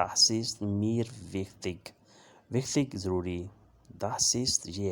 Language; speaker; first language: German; non-native, learner; Urdu